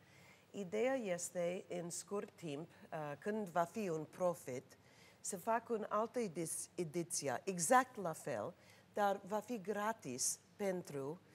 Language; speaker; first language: Romanian; non-native, learner; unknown